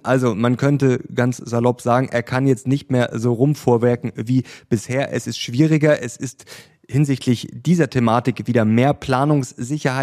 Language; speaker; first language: German; native; German